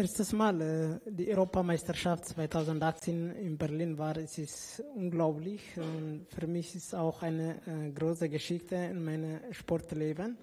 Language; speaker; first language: German; non-native, fluent; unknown